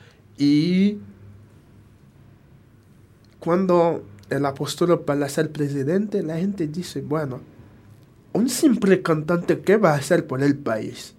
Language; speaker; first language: Spanish; non-native, fluent; Haitian Creole